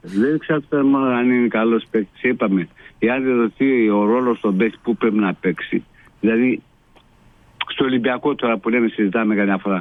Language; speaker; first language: Greek; non-native, fluent; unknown